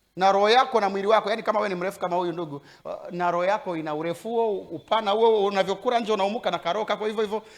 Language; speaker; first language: Swahili; native; Swahili